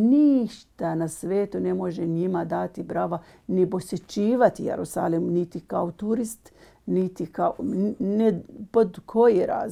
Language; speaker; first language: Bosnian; non-native, learner; Arabic